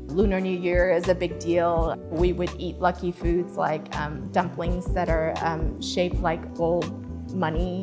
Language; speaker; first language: English; early bilingual, other home language; Chinese